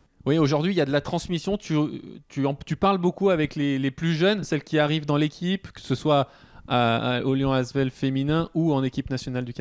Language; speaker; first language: French; native; French